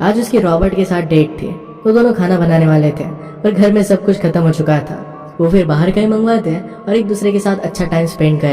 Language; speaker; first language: Hindi; native; Hindi